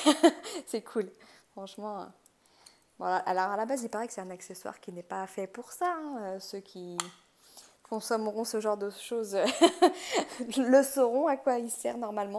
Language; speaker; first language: French; native; French